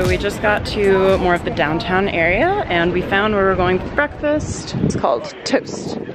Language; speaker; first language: English; native; English